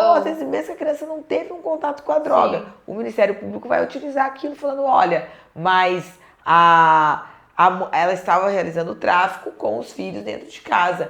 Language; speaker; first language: Portuguese; native; Portuguese